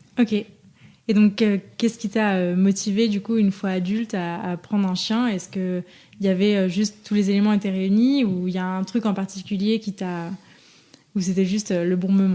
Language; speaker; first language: French; native; French